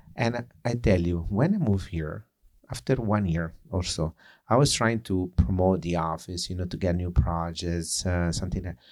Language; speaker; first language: English; non-native, fluent; Italian